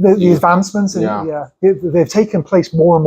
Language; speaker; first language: English; native; English